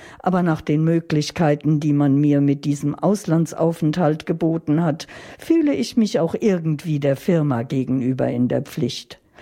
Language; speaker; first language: German; native; German